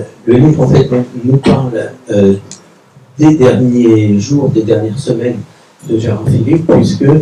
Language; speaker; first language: French; native; French